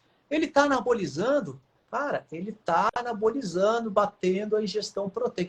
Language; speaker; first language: Portuguese; native; Portuguese